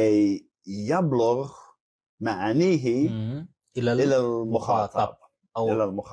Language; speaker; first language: Arabic; non-native, fluent; English